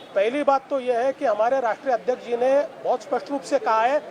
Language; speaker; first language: Hindi; non-native, local second language; Marathi